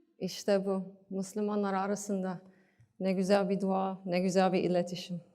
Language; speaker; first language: Turkish; non-native, fluent; English